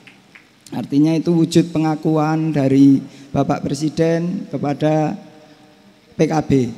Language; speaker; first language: Indonesian; native; Indonesian